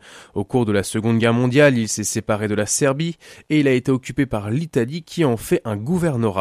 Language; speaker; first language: French; native; French